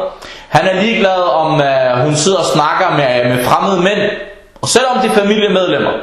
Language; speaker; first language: Danish; early bilingual, other home language; Arabic